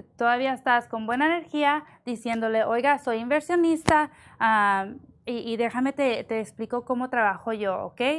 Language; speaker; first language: Spanish; early bilingual, heritage; Spanish